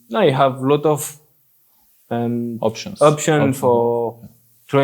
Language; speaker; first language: English; non-native, learner; French